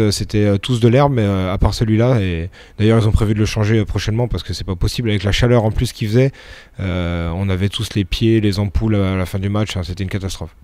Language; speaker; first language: French; native; French